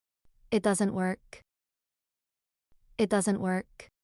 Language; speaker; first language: English; non-native, fluent; Portuguese